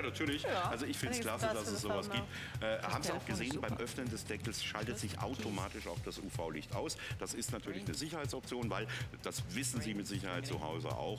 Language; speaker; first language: German; native; German